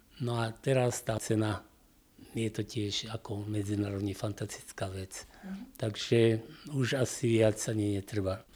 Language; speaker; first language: Slovak; non-native, local second language; Hungarian